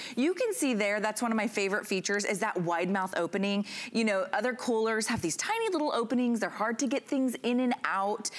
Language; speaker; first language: English; native; English